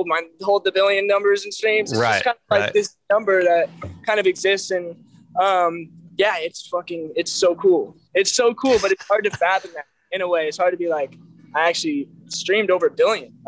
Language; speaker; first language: English; native; English